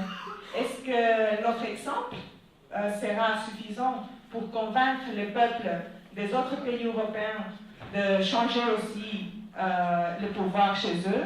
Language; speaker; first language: French; non-native, fluent; Spanish